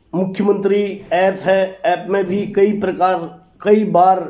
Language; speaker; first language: Hindi; native; Hindi